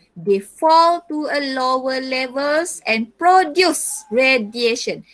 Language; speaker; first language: English; non-native, local second language; Malay